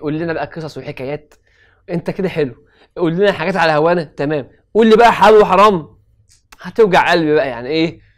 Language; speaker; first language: Arabic; native; Arabic